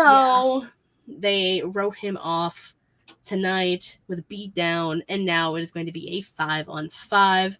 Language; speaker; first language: English; native; English